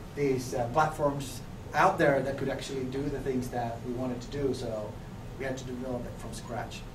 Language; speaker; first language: English; non-native, fluent; Finnish